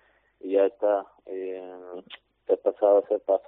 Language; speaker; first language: Spanish; non-native, fluent; English